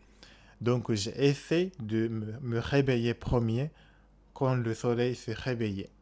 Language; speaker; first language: French; non-native, learner; Japanese